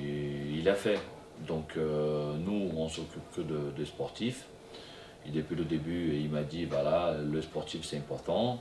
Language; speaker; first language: French; non-native, fluent; Portuguese